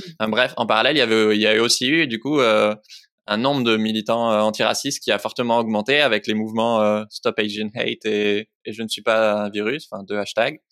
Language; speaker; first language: French; native; French